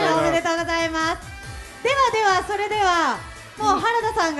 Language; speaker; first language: Japanese; native; Japanese